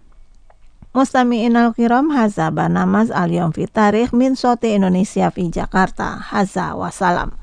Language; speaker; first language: Arabic; non-native, fluent; Indonesian